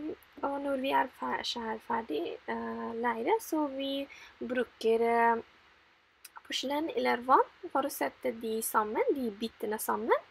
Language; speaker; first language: Norwegian; non-native, fluent; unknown